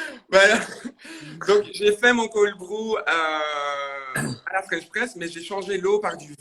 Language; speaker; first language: French; native; French